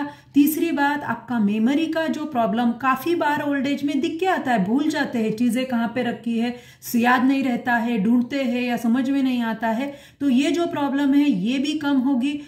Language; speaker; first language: Hindi; non-native, local second language; Marathi